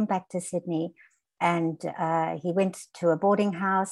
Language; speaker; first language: English; native; English